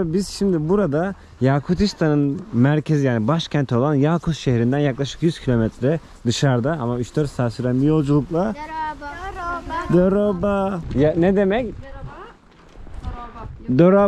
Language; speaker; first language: Turkish; native; Turkish